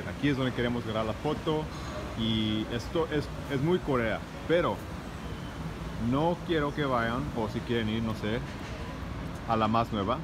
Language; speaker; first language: Spanish; early bilingual, heritage; Spanish